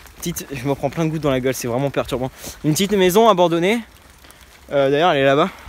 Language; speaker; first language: French; native; French